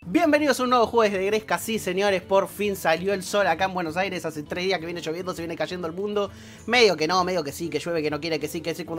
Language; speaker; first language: Spanish; native; Spanish